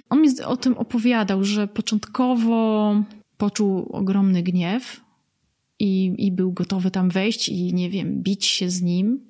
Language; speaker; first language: Polish; native; Polish